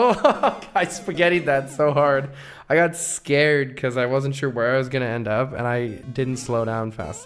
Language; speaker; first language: English; native; English